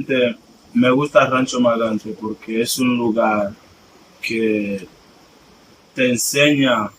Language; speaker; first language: Spanish; non-native, fluent; Haitian Creole